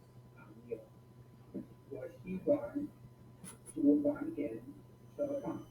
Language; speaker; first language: Chinese; non-native, learner; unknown